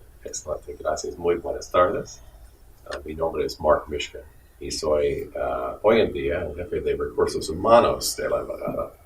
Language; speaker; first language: Spanish; non-native, fluent; English